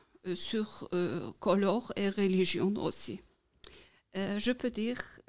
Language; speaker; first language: French; non-native, learner; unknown